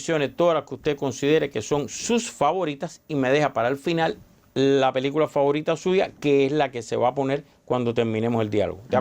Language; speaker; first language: Spanish; native; Spanish